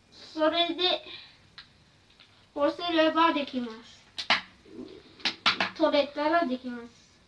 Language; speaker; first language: Japanese; early bilingual, other home language; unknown